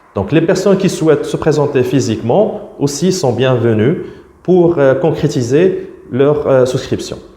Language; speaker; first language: French; non-native, local second language; Arabic